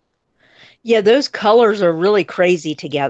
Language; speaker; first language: English; native; English